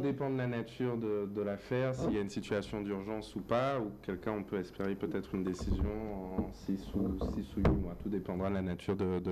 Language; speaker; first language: French; native; French